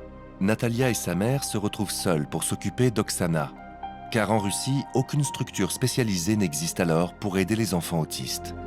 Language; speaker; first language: French; native; French